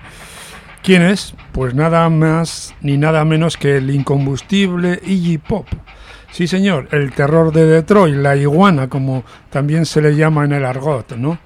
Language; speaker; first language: Spanish; native; Spanish